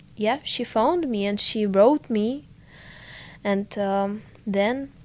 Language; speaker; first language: English; non-native, fluent; Ukrainian